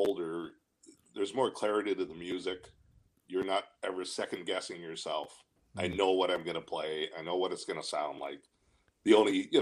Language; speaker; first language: English; native; English